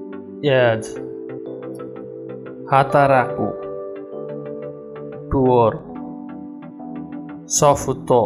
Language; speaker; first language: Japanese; non-native, learner; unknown